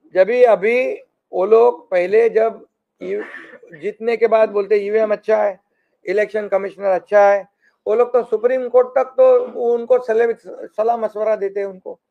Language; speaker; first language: Hindi; non-native, local second language; Marathi